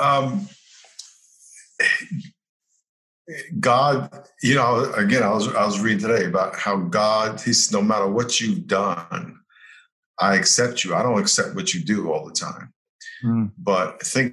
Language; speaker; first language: English; native; English